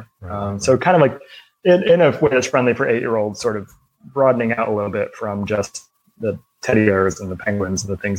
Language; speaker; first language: English; native; English